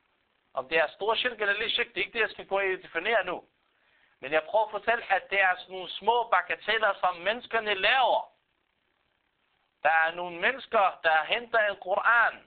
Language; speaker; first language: Danish; non-native, fluent; Arabic